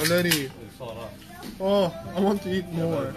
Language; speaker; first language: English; non-native, learner; Korean